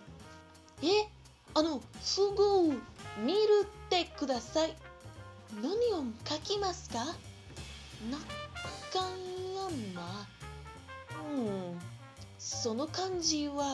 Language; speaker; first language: Japanese; non-native, learner; Portuguese